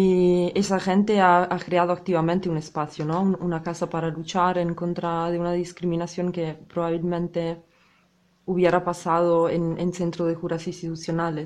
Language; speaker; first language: Spanish; non-native, learner; Italian